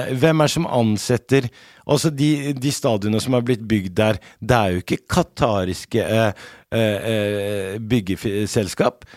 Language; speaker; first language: Norwegian; early bilingual, other home language; Arabic